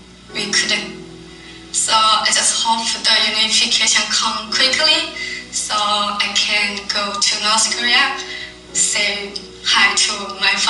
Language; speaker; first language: English; non-native, learner; Korean